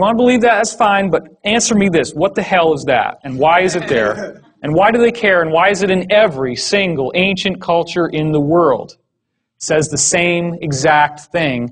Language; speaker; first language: English; native; English